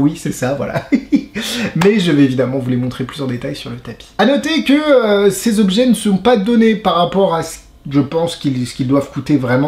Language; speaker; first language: French; native; French